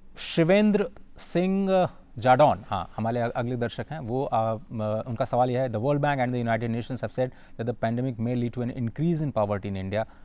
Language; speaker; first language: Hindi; native; Hindi